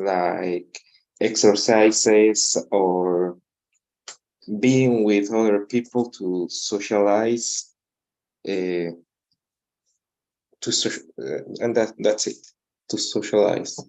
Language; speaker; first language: English; non-native, learner; Spanish